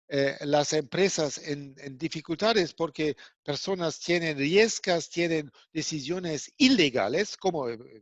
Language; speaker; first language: Spanish; non-native, fluent; German